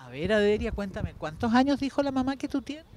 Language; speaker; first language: Spanish; native; Spanish